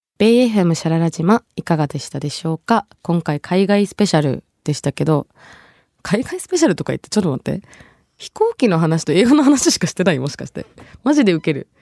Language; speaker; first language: Japanese; early bilingual, other home language; Bangla